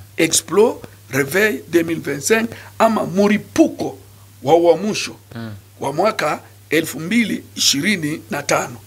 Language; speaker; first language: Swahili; non-native, local second language; Nande